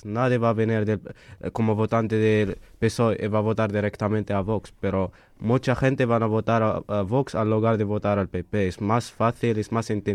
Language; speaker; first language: Spanish; non-native, fluent; Arabic